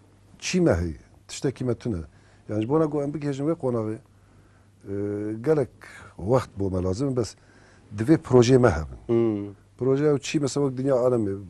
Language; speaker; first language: Kurdish; native; Kurdish